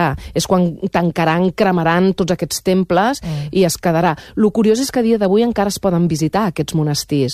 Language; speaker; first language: Catalan; native; Catalan